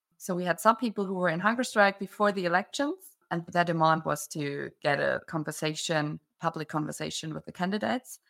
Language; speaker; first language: English; non-native, fluent; German